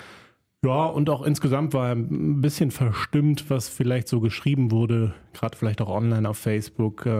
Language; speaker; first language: German; native; German